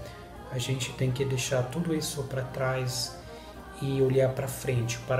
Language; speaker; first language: Portuguese; non-native, learner; Spanish